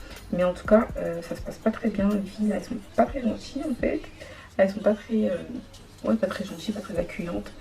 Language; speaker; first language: French; native; French